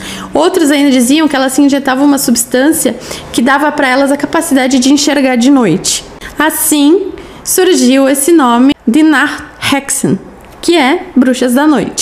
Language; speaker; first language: Portuguese; native; Portuguese